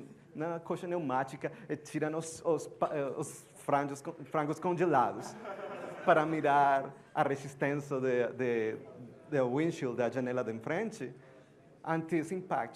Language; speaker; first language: Portuguese; non-native, learner; Spanish